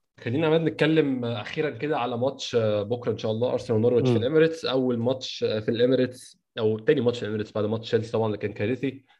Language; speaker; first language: Arabic; native; Arabic